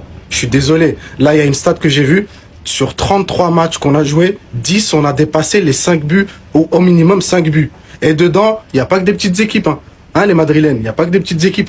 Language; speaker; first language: French; native; French